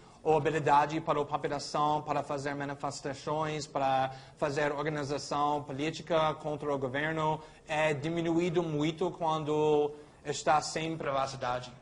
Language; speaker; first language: Portuguese; non-native, fluent; English